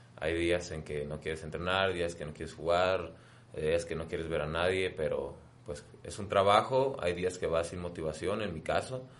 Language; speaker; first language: Spanish; native; Spanish